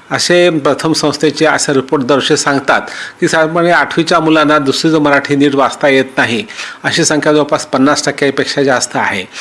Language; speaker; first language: Marathi; native; Marathi